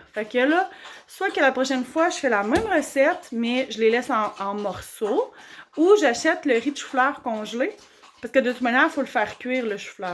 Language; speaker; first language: French; native; French